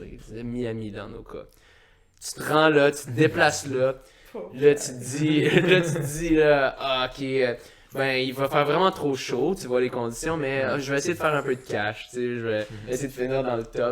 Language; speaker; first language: French; native; French